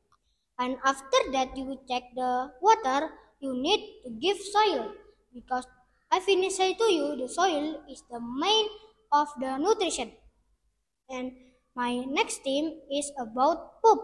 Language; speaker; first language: English; non-native, learner; Indonesian